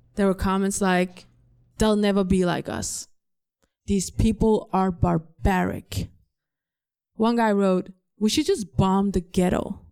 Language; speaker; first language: English; non-native, fluent; Danish